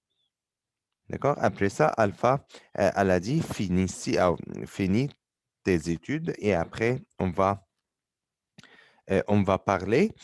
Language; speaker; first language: French; non-native, fluent; Arabic